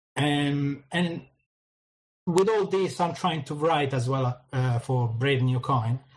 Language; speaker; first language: English; non-native, fluent; Italian